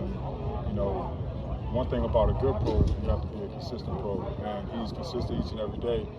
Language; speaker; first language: English; native; English